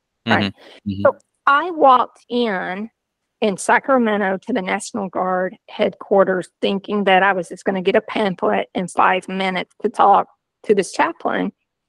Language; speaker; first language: English; native; English